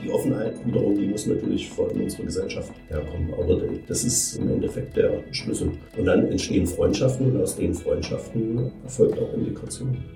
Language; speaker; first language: German; native; German